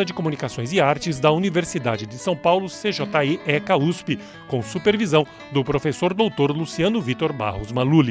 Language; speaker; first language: Portuguese; native; Portuguese